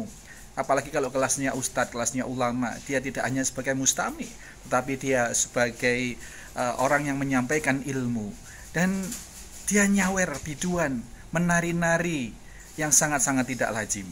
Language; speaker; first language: Indonesian; native; Indonesian